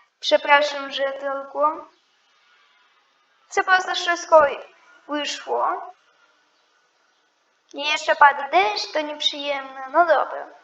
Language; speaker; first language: Polish; non-native, learner; Ukrainian